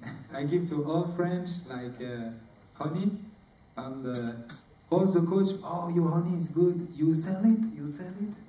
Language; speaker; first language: English; non-native, learner; French